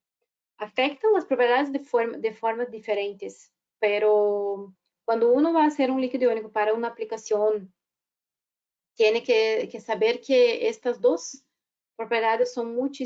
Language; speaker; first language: Spanish; non-native, fluent; Portuguese